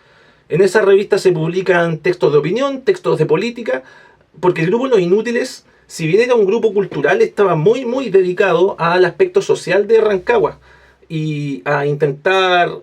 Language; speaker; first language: Spanish; native; Spanish